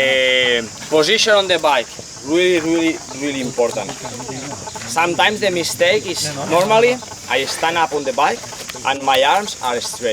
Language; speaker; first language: English; non-native, fluent; Spanish